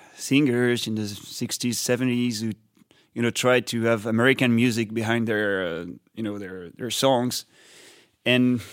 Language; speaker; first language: English; non-native, fluent; French